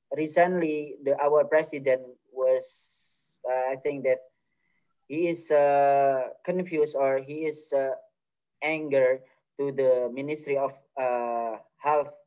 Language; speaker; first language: English; non-native, fluent; Indonesian